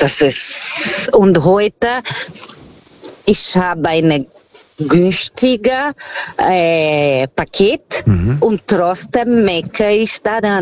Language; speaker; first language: German; non-native, fluent; Portuguese